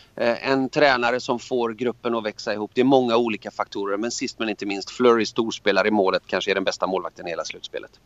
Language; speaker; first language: Swedish; native; Swedish